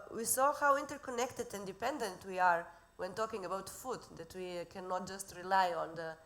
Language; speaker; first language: English; non-native, fluent; Slovenian